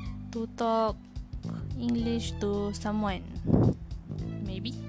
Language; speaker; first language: English; non-native, learner; Malay